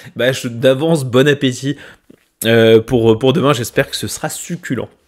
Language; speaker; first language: French; native; French